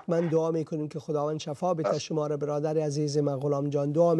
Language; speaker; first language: Persian; native; Persian